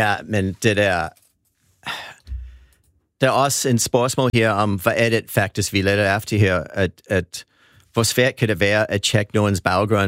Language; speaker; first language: Danish; non-native, fluent; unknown